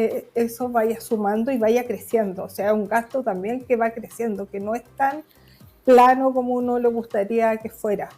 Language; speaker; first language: Spanish; native; Spanish